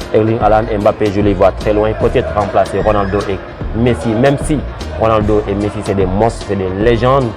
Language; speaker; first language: French; non-native, local second language; Wolof